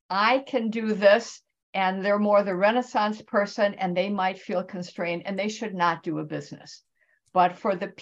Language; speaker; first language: English; native; English